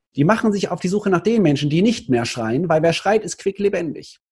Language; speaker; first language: German; native; German